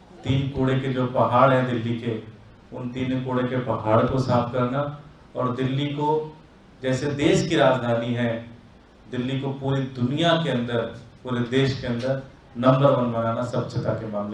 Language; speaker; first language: Hindi; native; Hindi